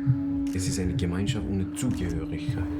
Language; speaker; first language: German; non-native, fluent; Persian